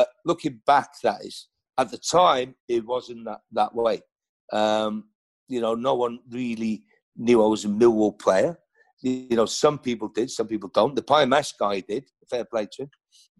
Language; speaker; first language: English; non-native, local second language; Welsh